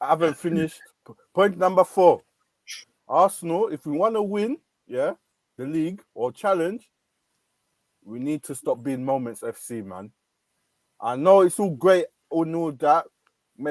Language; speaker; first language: English; native; English